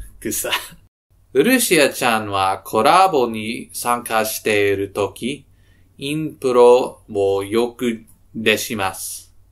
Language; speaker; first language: Japanese; non-native, learner; English